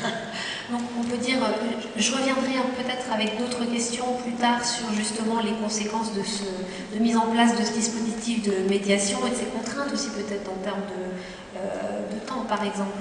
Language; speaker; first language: French; native; French